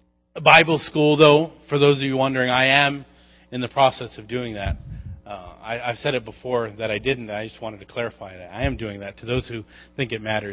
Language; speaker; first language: English; native; English